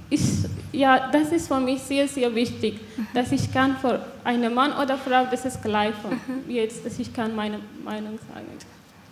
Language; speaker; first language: German; non-native, learner; Persian